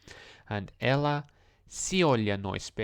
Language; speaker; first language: Portuguese; non-native, learner; English